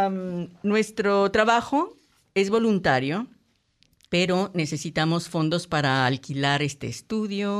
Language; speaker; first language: Spanish; native; Spanish